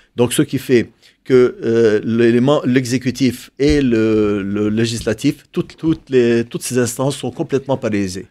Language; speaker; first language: French; non-native, local second language; Arabic